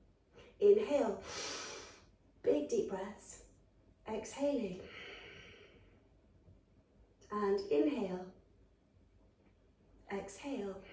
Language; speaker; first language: English; native; English